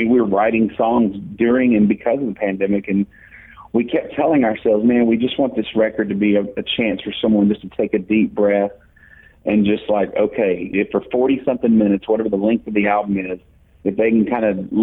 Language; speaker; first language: English; native; English